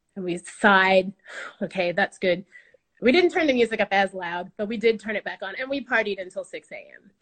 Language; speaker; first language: English; native; English